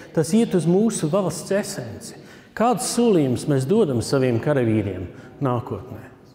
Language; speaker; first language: Latvian; early bilingual, heritage; Latvian